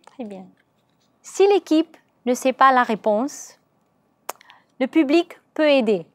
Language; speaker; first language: French; non-native, learner; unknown